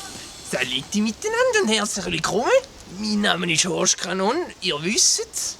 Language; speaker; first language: German; native; German